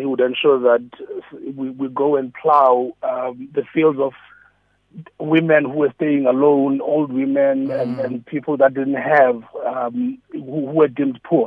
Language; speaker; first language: English; non-native, local second language; Xhosa